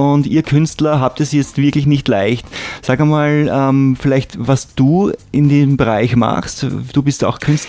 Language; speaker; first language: German; native; German